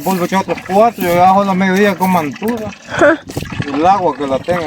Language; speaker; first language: Spanish; native; Spanish